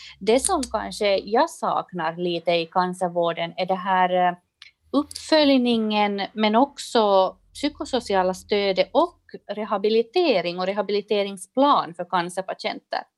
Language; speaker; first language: Swedish; native; Swedish